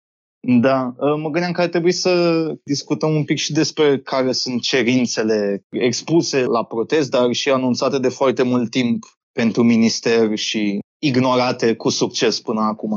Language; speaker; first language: Romanian; native; Romanian